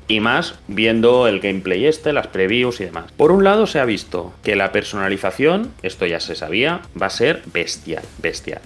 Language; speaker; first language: Spanish; native; Spanish